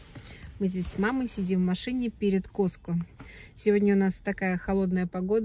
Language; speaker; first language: Russian; native; Russian